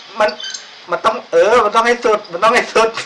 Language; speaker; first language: Thai; native; Thai